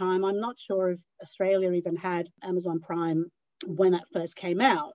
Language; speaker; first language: English; non-native, local second language; Cantonese